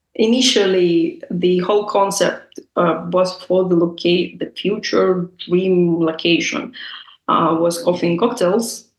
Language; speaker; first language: English; non-native, fluent; Russian